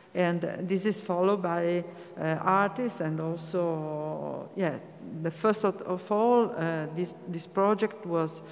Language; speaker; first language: English; non-native, learner; Italian